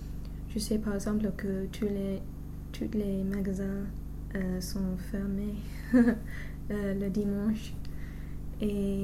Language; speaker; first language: French; non-native, learner; English